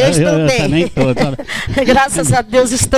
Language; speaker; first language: Portuguese; native; Portuguese